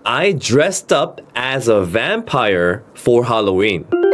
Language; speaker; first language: English; early bilingual, other home language; Korean